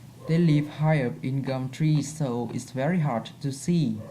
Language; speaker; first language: English; non-native, fluent; Vietnamese